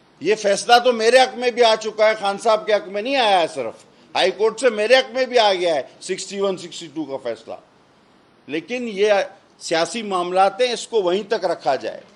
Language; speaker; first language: Urdu; non-native, local second language; Sindhi